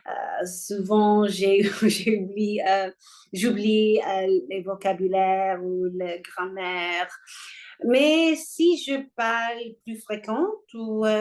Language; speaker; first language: French; non-native, learner; English